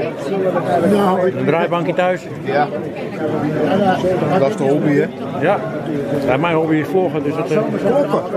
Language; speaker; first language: Dutch; native; Dutch